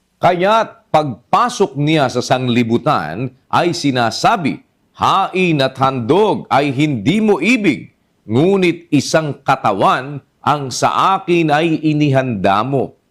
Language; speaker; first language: Filipino; native; Filipino